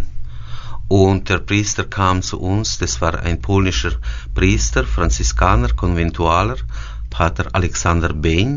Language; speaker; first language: German; early bilingual, heritage; German